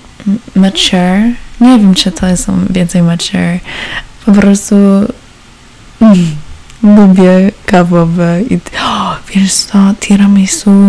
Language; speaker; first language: Polish; early bilingual, heritage; Polish